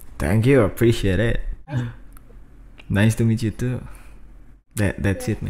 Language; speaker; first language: English; non-native, fluent; Indonesian